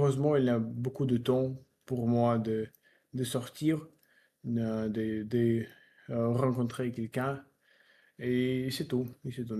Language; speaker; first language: French; non-native, learner; Russian